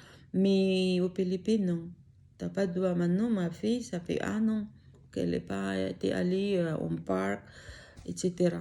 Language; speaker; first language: French; non-native, learner; Filipino